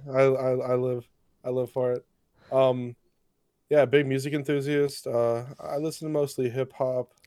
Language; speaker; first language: English; native; English